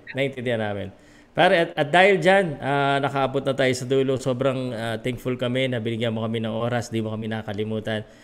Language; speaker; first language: Filipino; native; Filipino